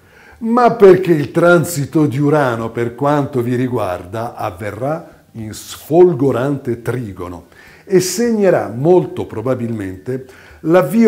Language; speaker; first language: Italian; native; Italian